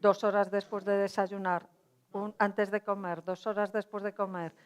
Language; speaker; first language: Spanish; non-native, local second language; Galician